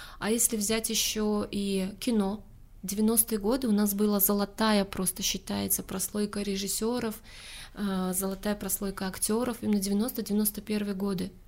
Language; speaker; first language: Russian; non-native, local second language; Tajik